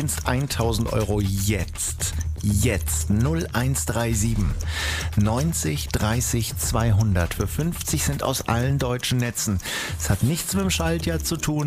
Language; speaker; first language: German; native; German